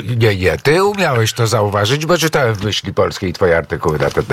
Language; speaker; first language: Polish; native; Polish